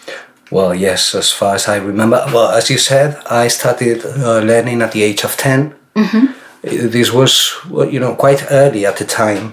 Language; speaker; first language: English; non-native, fluent; Spanish